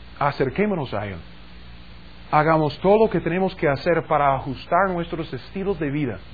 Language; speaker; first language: Spanish; non-native, fluent; English